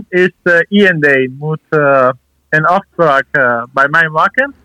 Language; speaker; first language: Dutch; non-native, learner; Persian